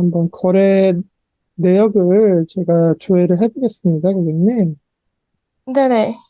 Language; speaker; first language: Korean; native; Korean